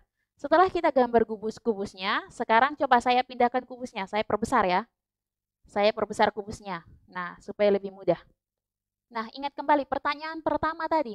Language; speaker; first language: Indonesian; native; Indonesian